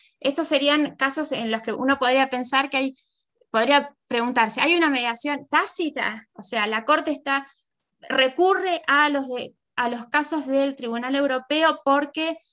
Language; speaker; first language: Spanish; native; Spanish